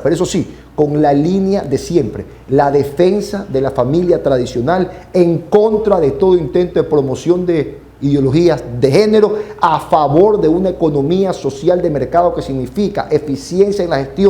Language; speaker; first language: Spanish; native; Spanish